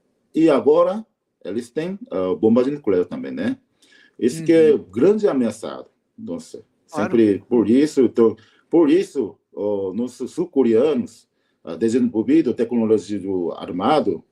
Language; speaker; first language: Portuguese; non-native, learner; Korean